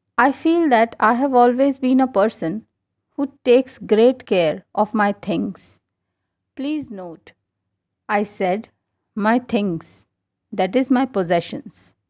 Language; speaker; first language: English; non-native, local second language; Hindi